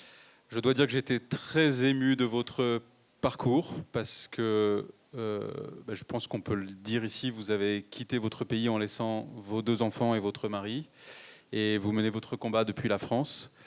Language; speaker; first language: French; native; French